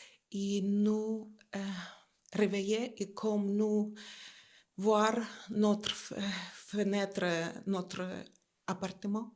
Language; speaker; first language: French; non-native, learner; Ukrainian